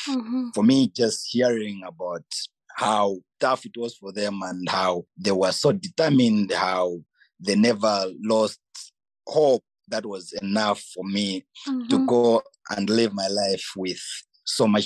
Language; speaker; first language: English; non-native, local second language; Nyanja